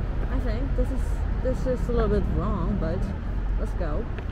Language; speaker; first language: English; non-native, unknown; Korean